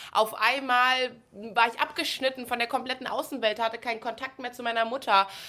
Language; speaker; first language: German; native; German